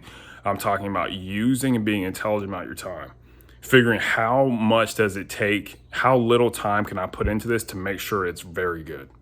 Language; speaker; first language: English; native; English